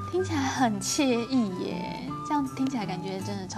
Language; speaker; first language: Chinese; native; Chinese